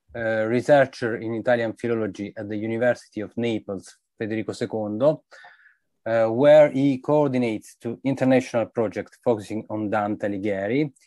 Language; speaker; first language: English; non-native, fluent; Italian